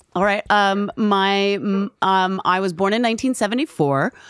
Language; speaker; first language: English; native; English